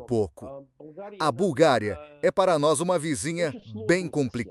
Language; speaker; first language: Portuguese; non-native, fluent; Serbian